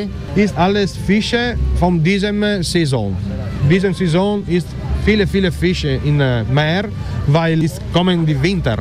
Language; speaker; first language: German; non-native, learner; Italian